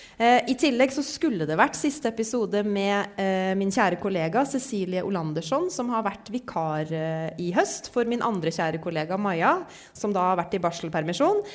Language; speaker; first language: Norwegian; native; Norwegian